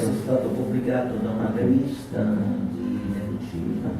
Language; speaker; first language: Italian; native; Italian